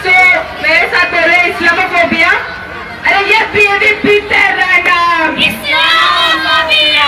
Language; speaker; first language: Hindi; non-native, local second language; Malayalam